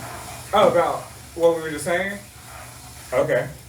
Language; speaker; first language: English; native; English